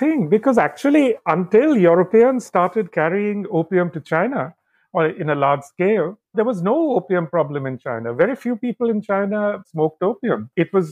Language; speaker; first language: English; non-native, local second language; Bangla